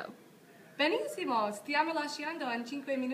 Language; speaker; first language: Italian; non-native, learner; English